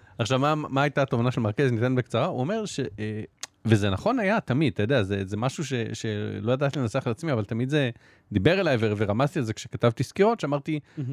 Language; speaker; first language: Hebrew; native; Hebrew